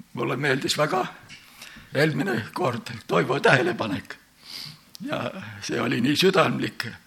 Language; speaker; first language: Estonian; native; Estonian